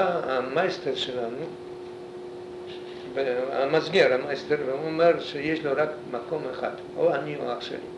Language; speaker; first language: Hebrew; non-native, fluent; Polish